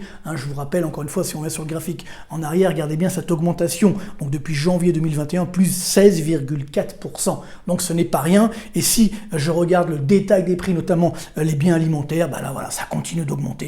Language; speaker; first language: French; native; French